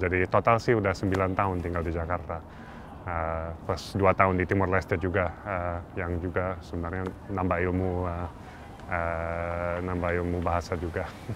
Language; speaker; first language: Indonesian; early bilingual, other home language; English